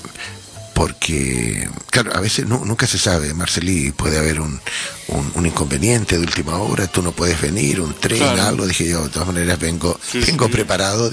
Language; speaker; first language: Spanish; native; Spanish